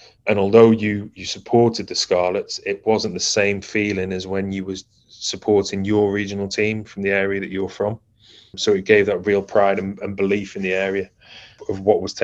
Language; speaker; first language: English; native; English